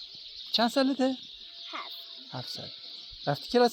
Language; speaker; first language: Persian; native; Persian